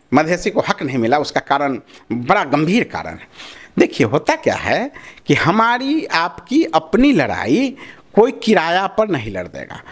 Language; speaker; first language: Hindi; non-native, local second language; Maithili